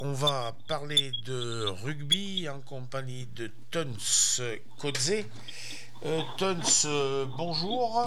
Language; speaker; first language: French; native; French